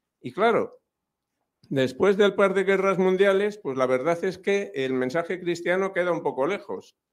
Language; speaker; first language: Spanish; native; Spanish